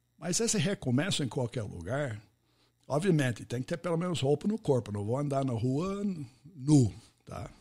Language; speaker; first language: Portuguese; non-native, fluent; English